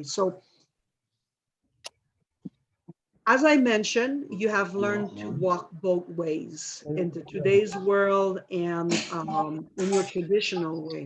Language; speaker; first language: English; non-native, fluent; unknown